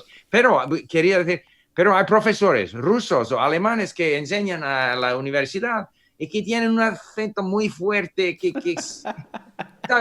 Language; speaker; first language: Spanish; non-native, fluent; English